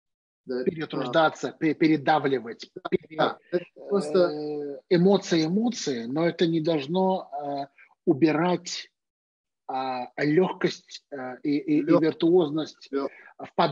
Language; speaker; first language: Russian; native; Russian